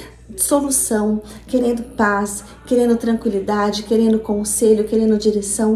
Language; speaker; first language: Portuguese; native; Portuguese